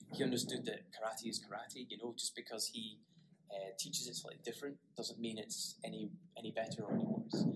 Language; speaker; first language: English; native; English